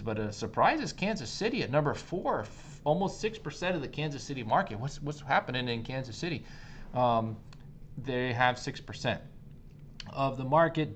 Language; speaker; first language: English; native; English